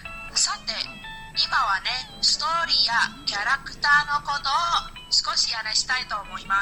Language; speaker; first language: Japanese; non-native, learner; Indonesian